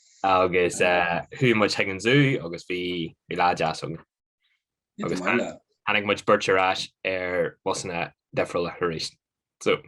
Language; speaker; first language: Irish; non-native, local second language; English